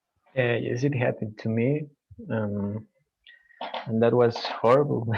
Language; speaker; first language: English; non-native, learner; Spanish